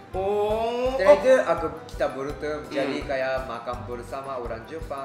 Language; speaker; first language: Indonesian; non-native, fluent; Japanese